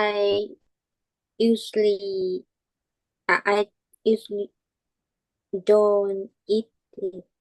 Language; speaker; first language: English; non-native, learner; Vietnamese